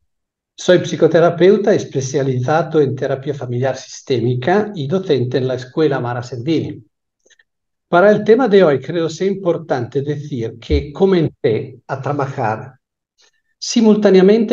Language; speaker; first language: Spanish; non-native, fluent; Italian